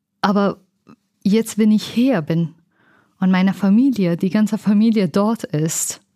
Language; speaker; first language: German; non-native, learner; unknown